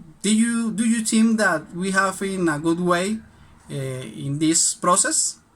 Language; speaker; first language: English; non-native, learner; Spanish